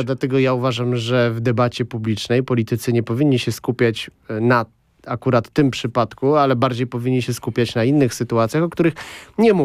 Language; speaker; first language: Polish; native; Polish